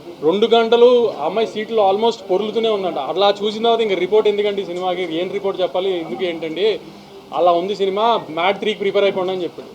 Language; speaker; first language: Telugu; native; Telugu